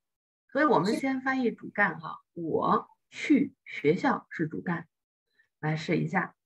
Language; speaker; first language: Chinese; native; Chinese